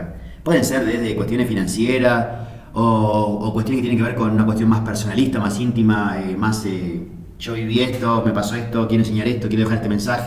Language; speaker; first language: Spanish; native; Spanish